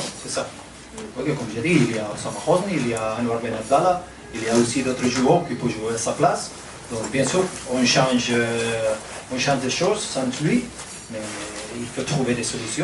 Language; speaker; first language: French; non-native, fluent; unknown